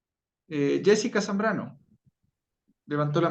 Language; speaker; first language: Spanish; native; Spanish